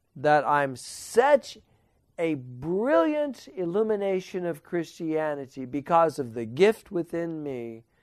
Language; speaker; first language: English; native; English